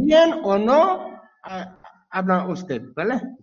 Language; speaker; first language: Spanish; non-native, learner; Bangla